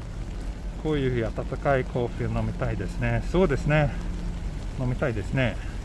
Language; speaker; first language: Japanese; non-native, fluent; Swedish